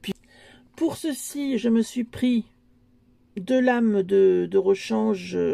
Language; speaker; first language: French; native; French